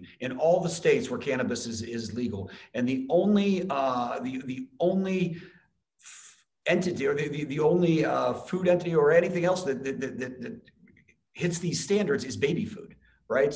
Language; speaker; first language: English; native; English